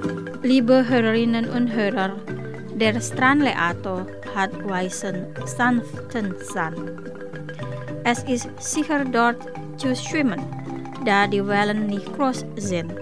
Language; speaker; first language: German; non-native, fluent; Indonesian